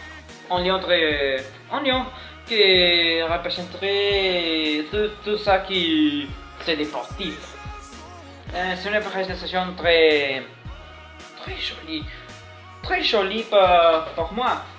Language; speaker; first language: French; non-native, learner; Spanish